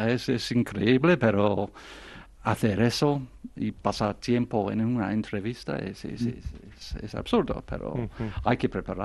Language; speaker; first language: Spanish; non-native, fluent; English